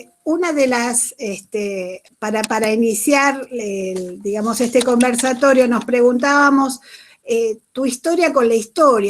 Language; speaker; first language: Spanish; native; Spanish